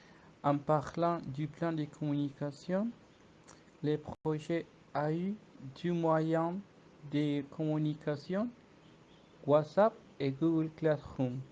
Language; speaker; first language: French; non-native, fluent; Spanish